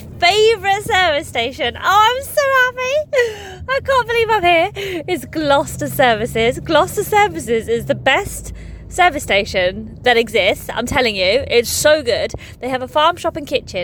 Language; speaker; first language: English; non-native, local second language; Polish